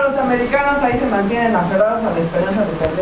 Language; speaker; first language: Spanish; native; Spanish